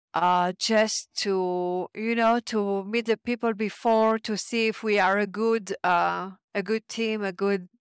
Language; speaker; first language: English; non-native, fluent; French